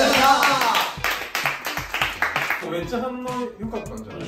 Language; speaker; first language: Japanese; native; Japanese